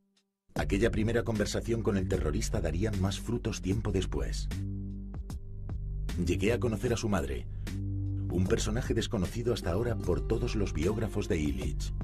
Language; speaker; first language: Spanish; native; Spanish